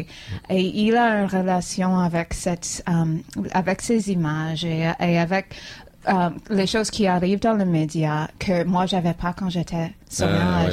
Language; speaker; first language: French; non-native, fluent; English